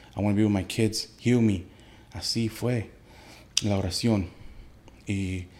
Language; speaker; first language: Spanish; early bilingual, heritage; Spanish